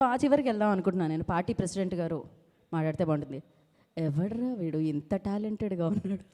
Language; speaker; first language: Telugu; native; Telugu